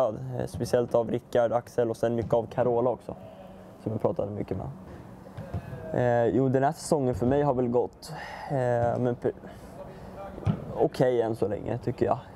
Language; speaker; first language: Swedish; native; Swedish